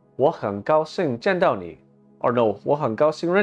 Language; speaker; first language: Chinese; non-native, learner; English